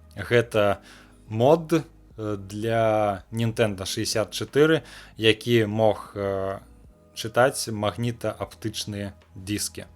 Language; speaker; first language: Belarusian; non-native, local second language; Russian